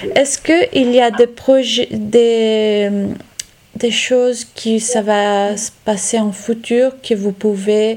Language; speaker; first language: French; non-native, learner; Italian